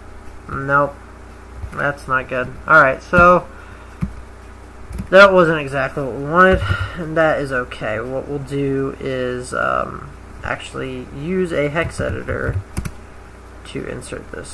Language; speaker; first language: English; native; English